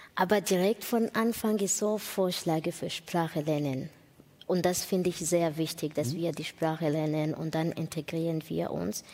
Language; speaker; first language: German; non-native, learner; Kinyarwanda